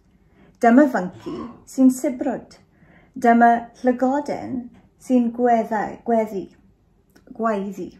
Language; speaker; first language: Welsh; non-native, local second language; English